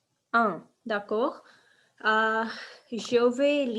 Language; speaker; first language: French; non-native, fluent; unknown